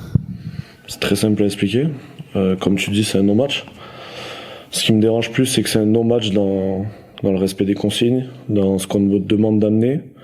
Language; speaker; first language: French; native; French